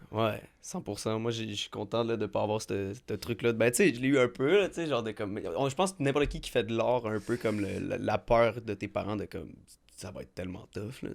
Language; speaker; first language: French; native; French